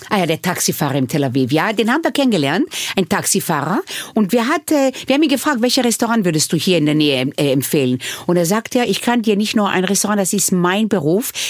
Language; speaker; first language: German; early bilingual, other home language; Hebrew